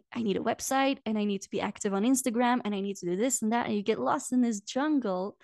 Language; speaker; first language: English; non-native, fluent; Dutch